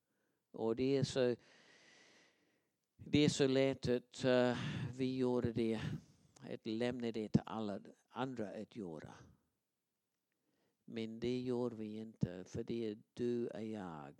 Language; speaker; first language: Swedish; non-native, fluent; English